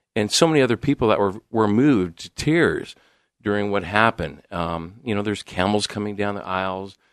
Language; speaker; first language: English; native; English